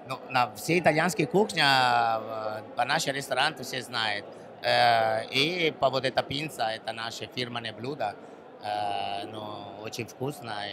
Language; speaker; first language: Russian; non-native, learner; Italian